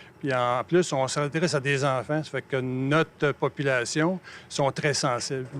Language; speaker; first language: French; native; French